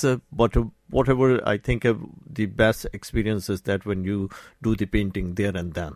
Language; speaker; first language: English; non-native, local second language; Urdu